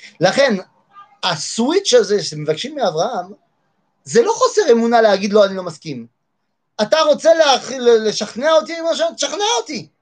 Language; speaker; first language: Hebrew; non-native, fluent; French